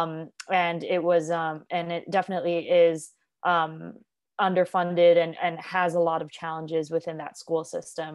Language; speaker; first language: English; non-native, local second language; Cantonese